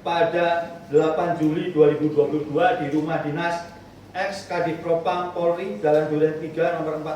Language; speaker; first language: Indonesian; native; Indonesian